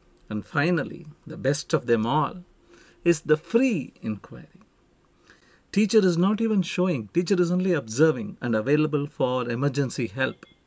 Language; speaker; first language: English; non-native, local second language; Tamil